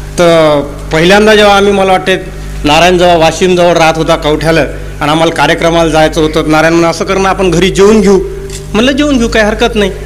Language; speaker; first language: Marathi; native; Marathi